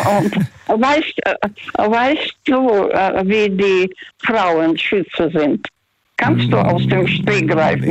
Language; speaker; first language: German; non-native, fluent; Russian